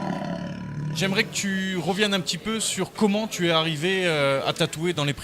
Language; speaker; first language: French; native; French